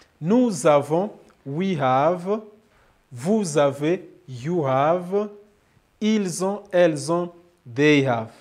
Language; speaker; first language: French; non-native, learner; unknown